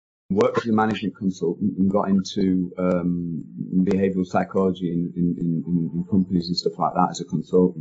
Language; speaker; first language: English; native; English